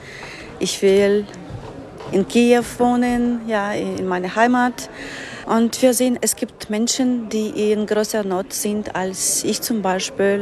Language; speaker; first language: German; non-native, fluent; Ukrainian